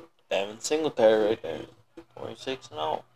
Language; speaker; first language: English; native; English